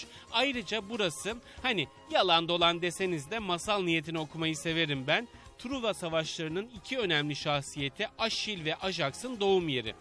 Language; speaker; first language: Turkish; native; Turkish